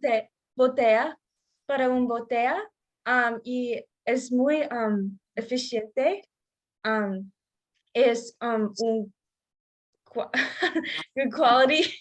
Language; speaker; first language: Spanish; non-native, learner; English